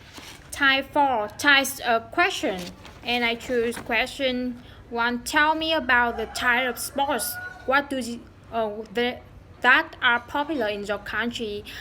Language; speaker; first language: English; non-native, learner; Vietnamese